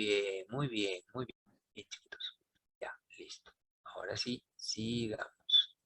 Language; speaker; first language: Spanish; native; Spanish